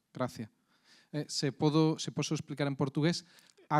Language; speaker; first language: Spanish; native; Spanish